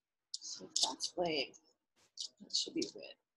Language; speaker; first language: English; native; English